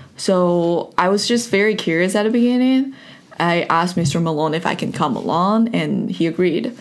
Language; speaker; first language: English; non-native, fluent; Chinese